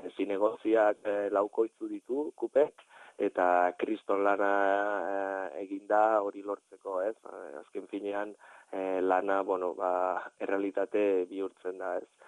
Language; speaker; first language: Basque; non-native, fluent; Catalan